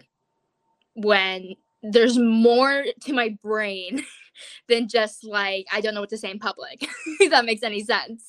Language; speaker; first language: English; native; English